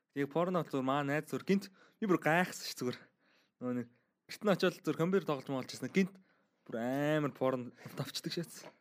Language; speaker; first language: Mongolian; native; Mongolian